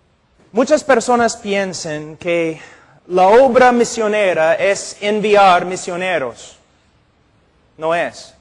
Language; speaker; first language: Spanish; non-native, fluent; English